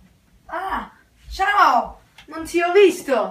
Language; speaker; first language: Italian; early bilingual, heritage; Italian